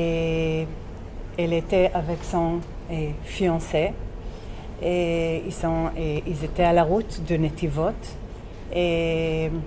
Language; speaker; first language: French; non-native, fluent; Hebrew